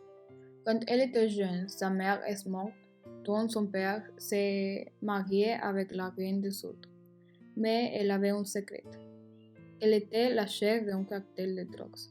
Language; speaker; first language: French; non-native, learner; Spanish